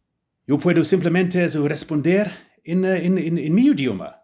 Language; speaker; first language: Spanish; non-native, fluent; English